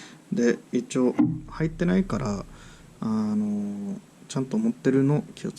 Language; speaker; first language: Japanese; early bilingual, heritage; English